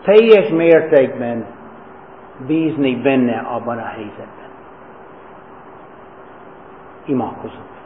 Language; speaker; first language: Hungarian; non-native, fluent; English